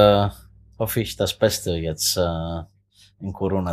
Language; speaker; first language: German; non-native, fluent; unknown